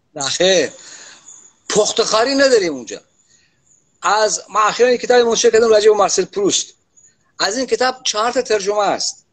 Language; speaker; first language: Persian; non-native, local second language; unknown